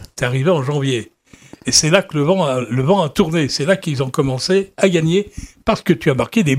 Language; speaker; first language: French; native; French